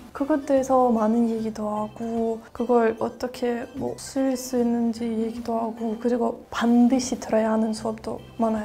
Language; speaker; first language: Korean; non-native, fluent; Russian